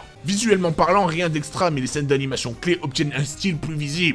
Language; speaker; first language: French; native; French